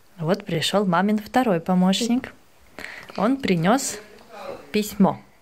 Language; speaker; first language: Russian; native; Russian